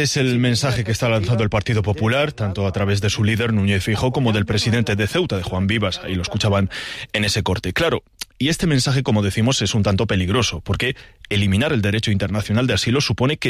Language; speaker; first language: Spanish; native; Spanish